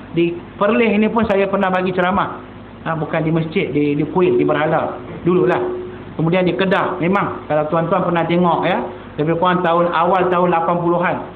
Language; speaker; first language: Malay; non-native, local second language; Tamil